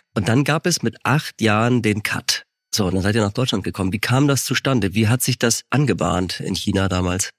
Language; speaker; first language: German; native; German